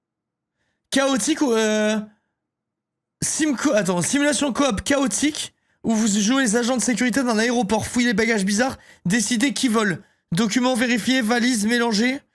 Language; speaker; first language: French; native; French